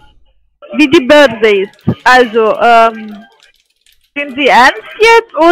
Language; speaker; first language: German; non-native, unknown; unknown